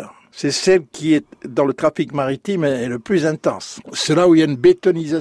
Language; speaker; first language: French; native; French